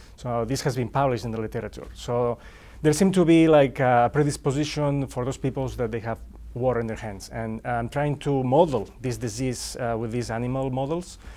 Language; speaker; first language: English; non-native, fluent; Spanish